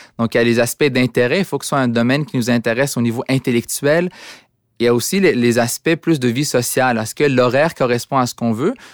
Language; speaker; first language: French; early bilingual, other home language; Arabic